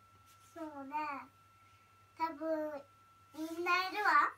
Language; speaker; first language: Japanese; early bilingual, other home language; Nepali